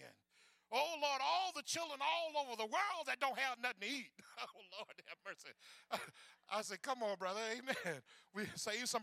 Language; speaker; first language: English; native; English